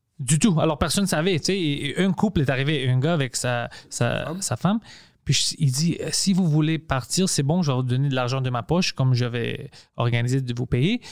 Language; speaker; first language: French; non-native, local second language; English